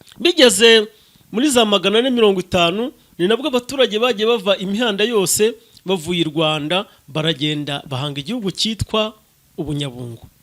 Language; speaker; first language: Kinyarwanda; native; Kinyarwanda